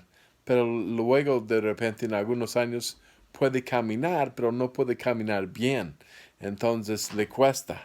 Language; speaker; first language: Spanish; non-native, fluent; English